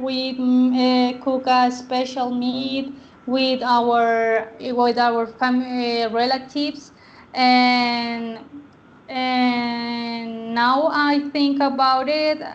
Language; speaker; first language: English; non-native, learner; Spanish